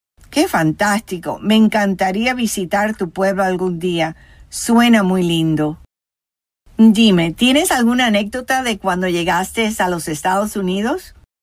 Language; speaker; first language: Spanish; early bilingual, heritage; Spanish